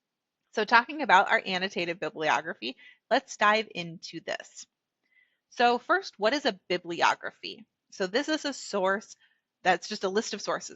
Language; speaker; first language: English; native; English